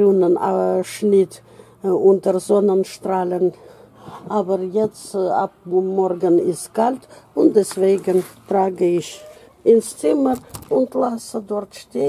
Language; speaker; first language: German; non-native, fluent; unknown